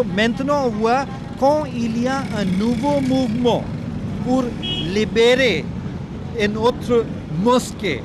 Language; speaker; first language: French; non-native, fluent; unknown